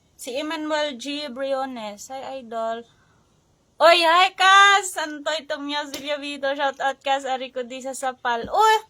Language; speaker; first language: Filipino; non-native, local second language; Hiligaynon